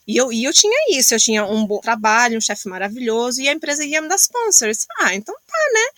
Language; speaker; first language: Portuguese; native; Portuguese